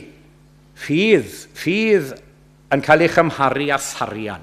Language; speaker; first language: Welsh; native; Welsh